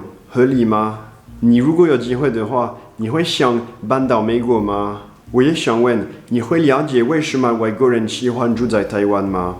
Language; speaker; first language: Chinese; non-native, fluent; French